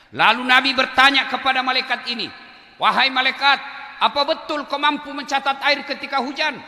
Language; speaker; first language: Indonesian; non-native, local second language; Buginese